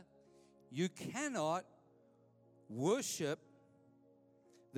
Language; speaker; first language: English; native; English